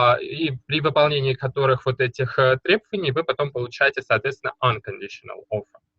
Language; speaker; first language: Russian; native; Russian